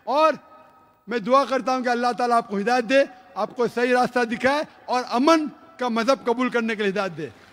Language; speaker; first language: Hindi; non-native, local second language; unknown